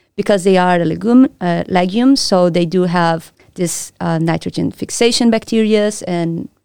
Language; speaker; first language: English; non-native, fluent; Portuguese